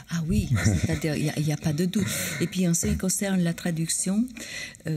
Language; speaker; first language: French; non-native, fluent; Albanian